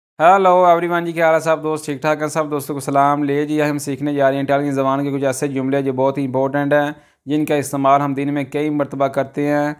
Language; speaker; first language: Urdu; non-native, local second language; Punjabi